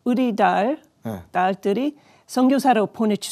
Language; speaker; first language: Korean; non-native, learner; English